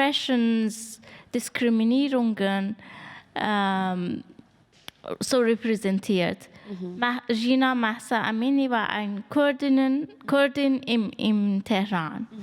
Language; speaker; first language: German; non-native, fluent; Persian